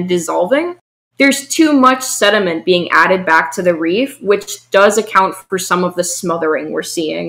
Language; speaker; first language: English; native; English